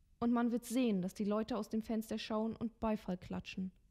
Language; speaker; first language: German; native; German